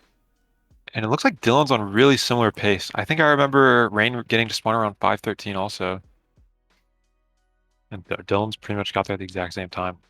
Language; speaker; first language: English; native; English